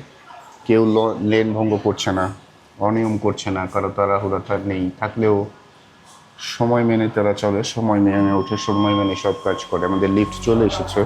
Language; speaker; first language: Bangla; native; Bangla